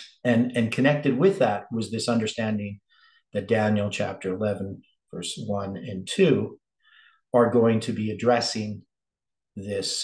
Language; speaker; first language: English; native; English